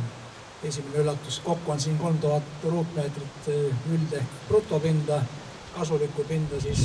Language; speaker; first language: Estonian; native; Estonian